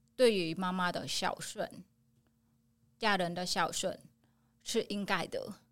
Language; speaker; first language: Chinese; non-native, fluent; Vietnamese